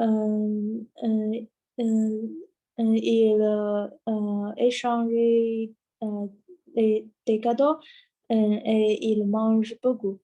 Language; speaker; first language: French; non-native, learner; Chinese